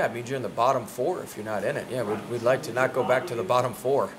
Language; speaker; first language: English; native; English